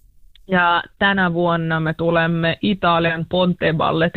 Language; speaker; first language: Finnish; non-native, learner; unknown